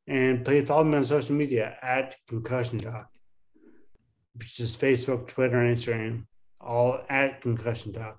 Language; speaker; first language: English; native; English